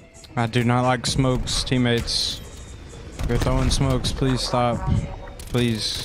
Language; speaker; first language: English; native; English